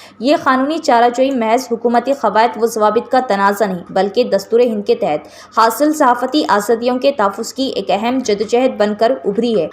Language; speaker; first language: Urdu; native; Urdu